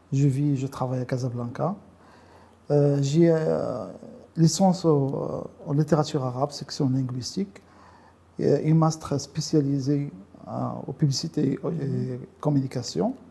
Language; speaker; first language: French; non-native, local second language; Arabic